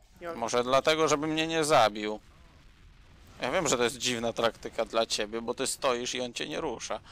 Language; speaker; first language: Polish; native; Polish